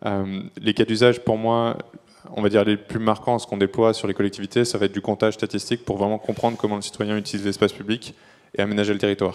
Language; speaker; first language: French; native; French